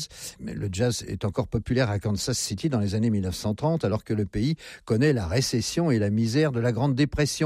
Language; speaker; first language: French; native; French